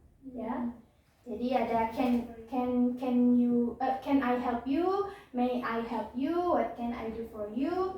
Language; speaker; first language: English; non-native, learner; Indonesian